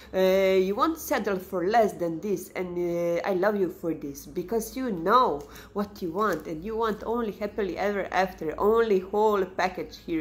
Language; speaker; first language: English; non-native, fluent; Serbian